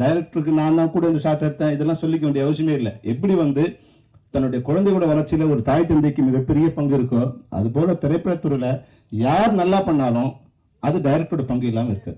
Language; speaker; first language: Tamil; native; Tamil